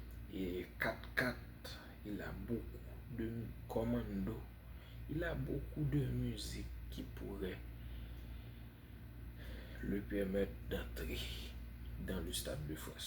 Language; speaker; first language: French; non-native, fluent; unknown